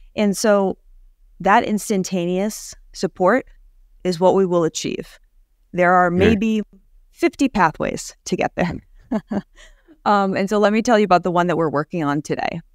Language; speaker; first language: English; native; English